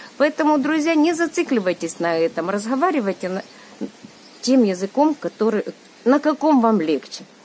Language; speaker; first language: Russian; native; Russian